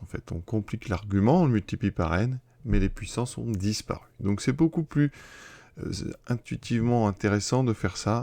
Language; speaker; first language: French; native; French